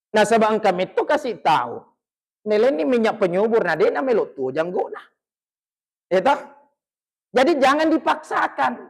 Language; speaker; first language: Malay; non-native, local second language; Buginese